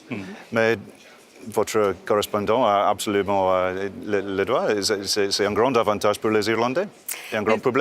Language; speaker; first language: French; non-native, fluent; English